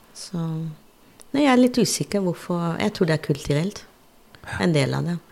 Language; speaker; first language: Norwegian; non-native, fluent; Dutch